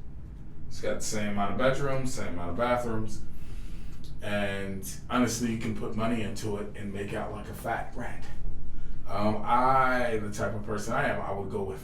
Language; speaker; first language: English; native; English